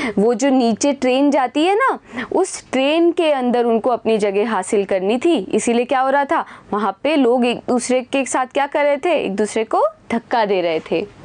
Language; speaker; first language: Hindi; native; Hindi